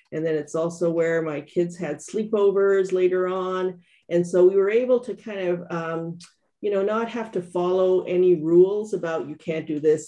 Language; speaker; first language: English; native; English